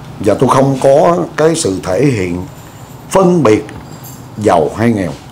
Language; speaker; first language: Vietnamese; native; Vietnamese